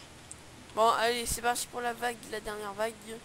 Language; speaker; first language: French; native; French